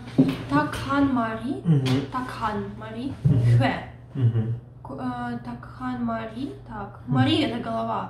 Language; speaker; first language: Russian; native; Russian